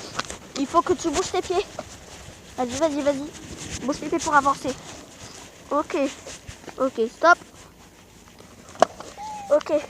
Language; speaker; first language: French; native; French